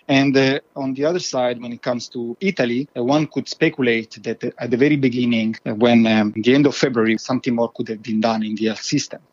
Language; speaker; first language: English; non-native, fluent; Italian